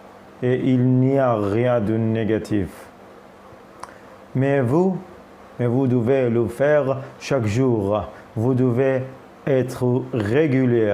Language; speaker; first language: French; non-native, fluent; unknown